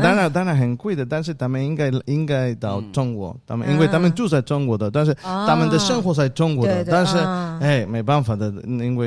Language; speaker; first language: Chinese; non-native, learner; Spanish